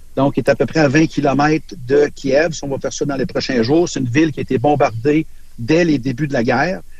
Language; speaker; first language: French; native; French